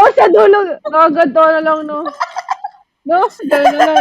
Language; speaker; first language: Filipino; native; Filipino